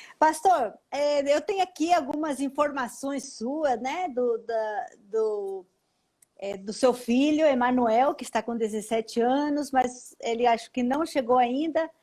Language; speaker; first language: Portuguese; native; Portuguese